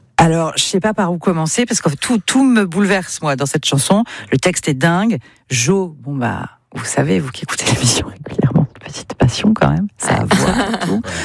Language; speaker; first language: French; native; French